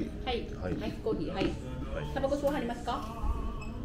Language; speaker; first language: Japanese; native; Japanese